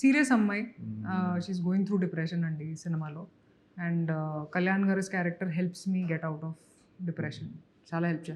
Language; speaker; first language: Telugu; non-native, local second language; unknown